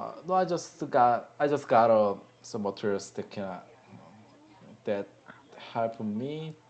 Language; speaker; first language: English; non-native, learner; Korean